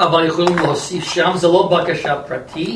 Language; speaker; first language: Hebrew; non-native, fluent; English